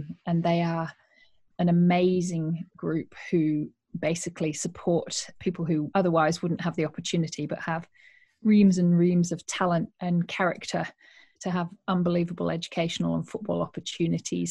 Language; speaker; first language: English; native; English